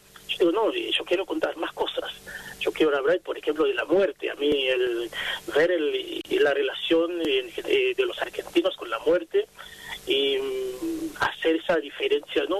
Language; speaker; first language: Spanish; non-native, fluent; Haitian Creole